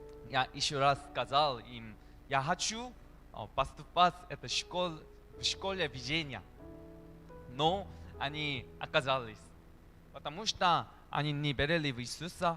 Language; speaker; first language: Russian; non-native, learner; Korean